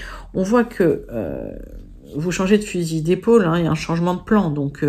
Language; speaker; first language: French; native; French